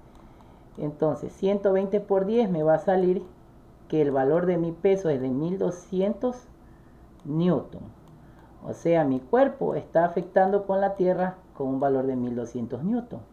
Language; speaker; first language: Spanish; native; Spanish